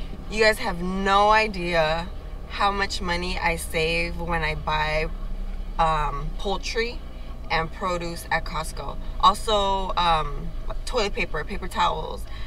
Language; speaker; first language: English; early bilingual, other home language; Spanish